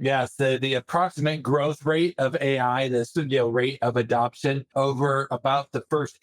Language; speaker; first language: English; native; English